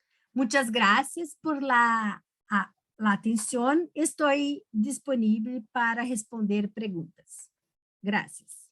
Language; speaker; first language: Spanish; non-native, learner; Portuguese